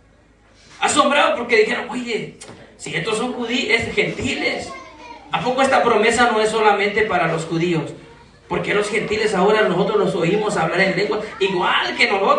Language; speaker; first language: Spanish; native; Spanish